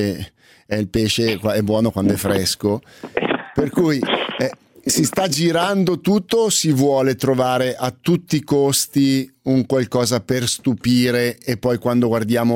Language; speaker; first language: Italian; native; Italian